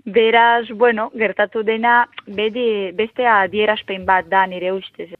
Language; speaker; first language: Basque; non-native, fluent; Portuguese